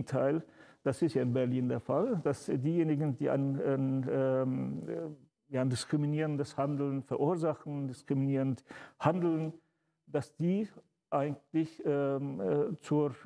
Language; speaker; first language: German; early bilingual, other home language; Turkish